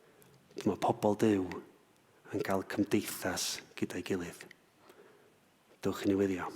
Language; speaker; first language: Welsh; native; Welsh